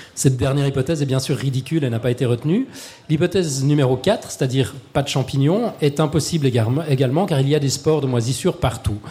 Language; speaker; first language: French; native; French